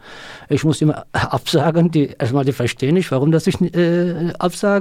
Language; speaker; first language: German; non-native, learner; Kurdish